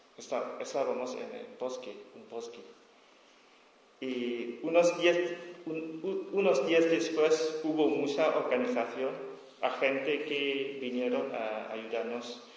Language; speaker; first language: Spanish; non-native, learner; S'gaw Karen